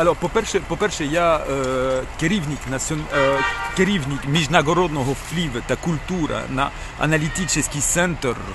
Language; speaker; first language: Ukrainian; non-native, learner; French